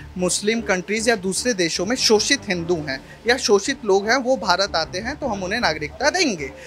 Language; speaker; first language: Hindi; native; Hindi